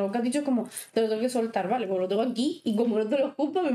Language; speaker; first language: Spanish; native; Spanish